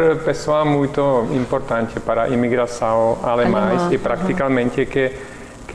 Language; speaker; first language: Portuguese; non-native, learner; Czech